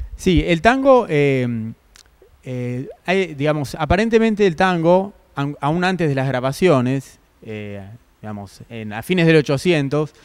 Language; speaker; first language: Spanish; native; Spanish